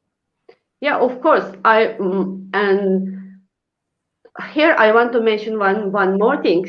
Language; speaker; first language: English; non-native, learner; Uyghur